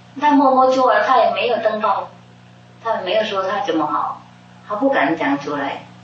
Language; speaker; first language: Chinese; non-native, fluent; Vietnamese